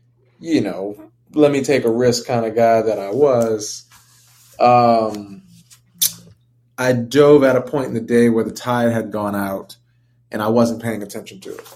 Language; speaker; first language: English; native; English